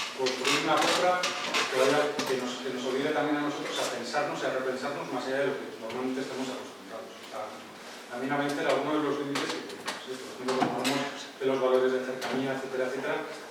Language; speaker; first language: Spanish; non-native, local second language; Basque